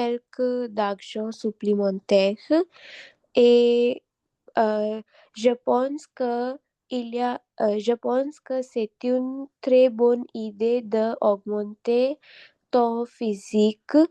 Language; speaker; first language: French; non-native, learner; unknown